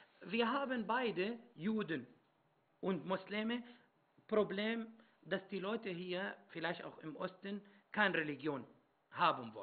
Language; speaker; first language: German; non-native, fluent; Arabic